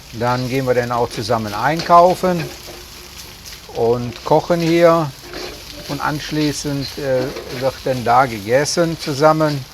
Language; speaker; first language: German; native; German